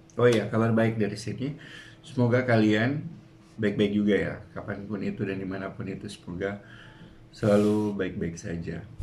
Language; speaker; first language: Indonesian; native; Indonesian